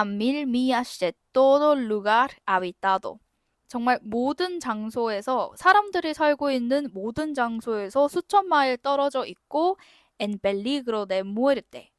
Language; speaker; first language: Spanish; non-native, fluent; Korean